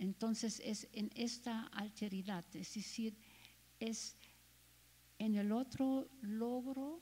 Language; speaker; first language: Spanish; non-native, fluent; German